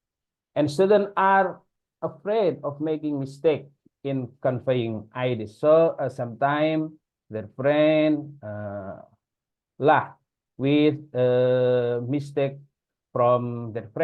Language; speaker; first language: English; non-native, learner; Indonesian